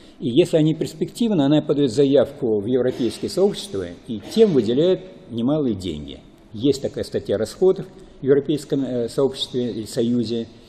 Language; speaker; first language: Russian; native; Russian